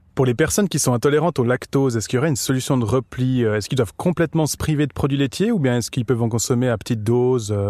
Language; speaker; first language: French; native; French